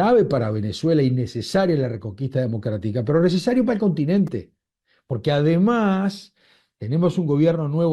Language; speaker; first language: Spanish; native; Spanish